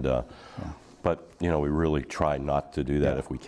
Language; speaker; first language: English; native; English